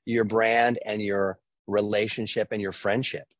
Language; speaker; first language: English; native; English